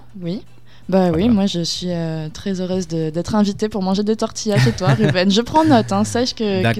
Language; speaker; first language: French; native; French